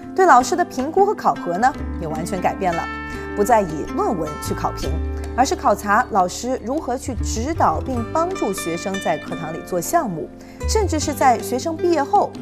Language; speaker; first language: Chinese; native; Chinese